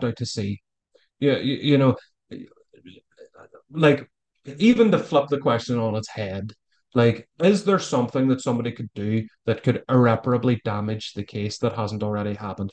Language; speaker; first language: English; native; English